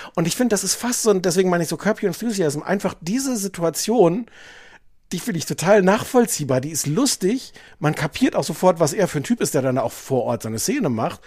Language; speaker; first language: German; native; German